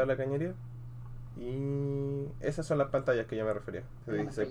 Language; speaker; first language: Spanish; native; Spanish